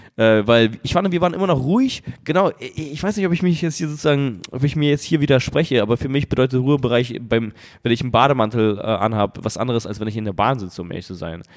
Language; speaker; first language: German; early bilingual, other home language; Russian